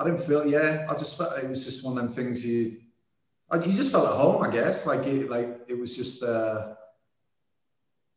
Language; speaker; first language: English; native; English